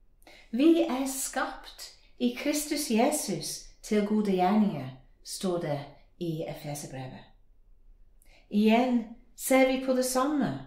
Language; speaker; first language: Norwegian; non-native, fluent; English